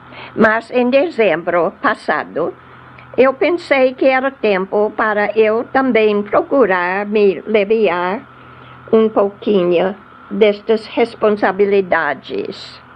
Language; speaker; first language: Portuguese; non-native, fluent; English